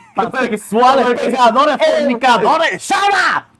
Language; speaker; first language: Spanish; native; Spanish